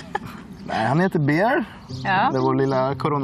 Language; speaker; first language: Norwegian; native; Norwegian